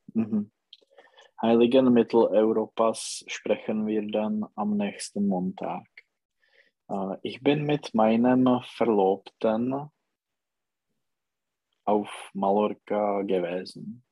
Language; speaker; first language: German; non-native, learner; Czech